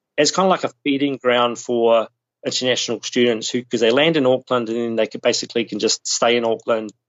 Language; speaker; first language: English; native; English